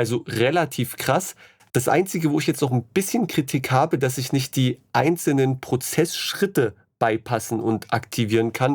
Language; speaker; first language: German; native; German